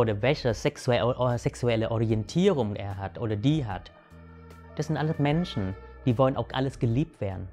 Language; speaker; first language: German; early bilingual, other home language; Vietnamese